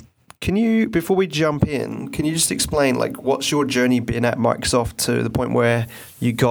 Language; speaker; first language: English; native; English